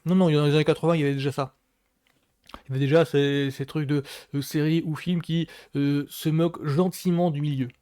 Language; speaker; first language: French; native; French